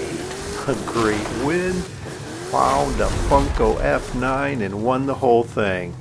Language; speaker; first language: English; native; English